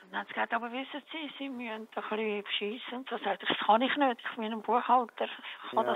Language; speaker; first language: German; native; German